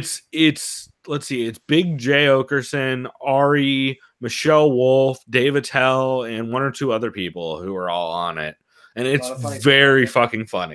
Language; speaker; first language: English; native; English